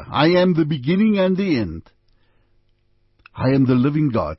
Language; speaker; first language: English; non-native, local second language; Afrikaans